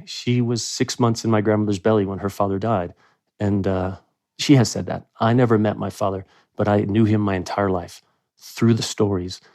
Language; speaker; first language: English; native; English